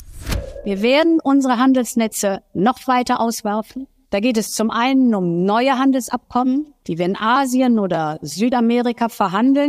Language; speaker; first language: German; native; German